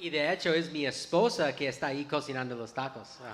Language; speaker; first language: Spanish; non-native, fluent; English